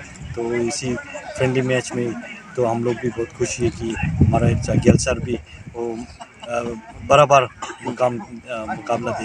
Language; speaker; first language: Hindi; non-native, fluent; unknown